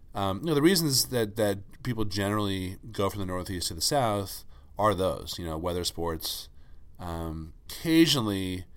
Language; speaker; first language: English; native; English